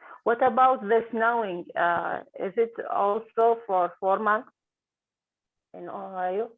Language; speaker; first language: English; non-native, learner; Arabic